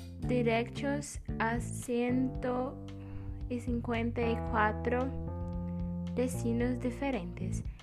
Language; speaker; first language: Spanish; non-native, learner; Portuguese